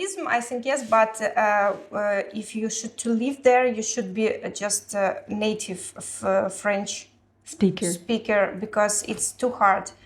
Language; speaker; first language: English; non-native, learner; Ukrainian